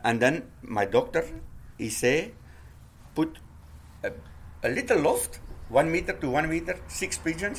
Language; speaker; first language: English; non-native, learner; Dutch